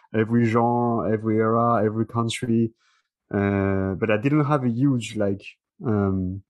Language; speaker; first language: English; non-native, fluent; French